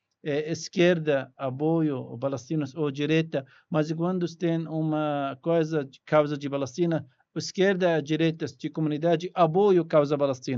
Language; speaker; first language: Portuguese; non-native, learner; Arabic